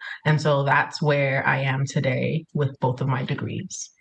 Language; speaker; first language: English; early bilingual, other home language; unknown